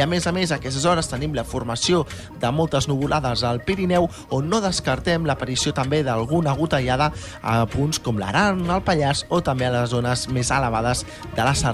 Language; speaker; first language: Catalan; native; Catalan